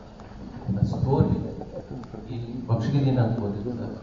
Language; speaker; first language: Russian; non-native, learner; Persian